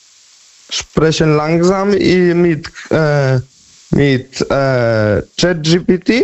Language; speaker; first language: German; non-native, learner; Polish